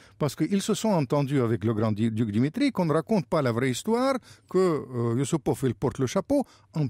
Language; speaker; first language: French; non-native, fluent; Russian